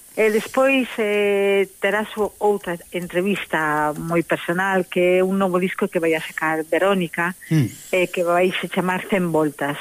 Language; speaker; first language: Galician; early bilingual, heritage; Galician